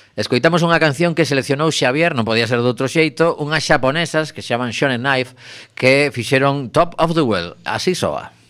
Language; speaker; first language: Galician; native; Galician